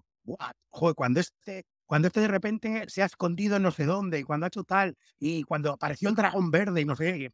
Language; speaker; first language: Spanish; native; Spanish